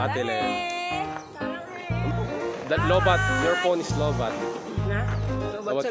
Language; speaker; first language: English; non-native, local second language; Filipino